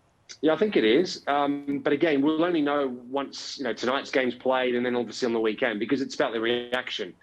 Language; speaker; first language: English; native; English